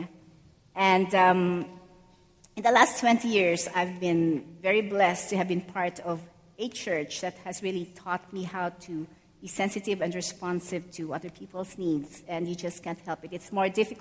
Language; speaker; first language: English; non-native, local second language; Filipino